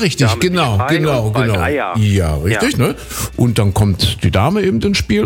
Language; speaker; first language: German; native; German